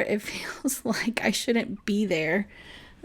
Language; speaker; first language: English; native; English